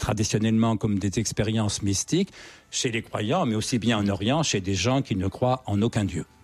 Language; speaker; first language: French; native; French